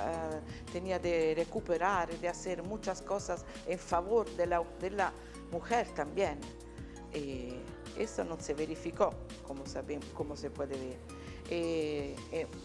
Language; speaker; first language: Spanish; non-native, learner; Italian